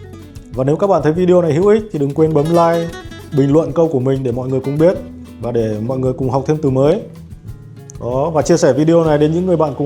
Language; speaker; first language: Vietnamese; native; Vietnamese